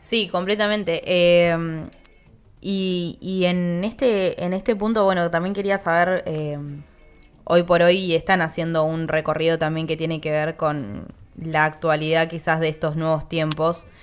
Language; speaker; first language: Spanish; native; Spanish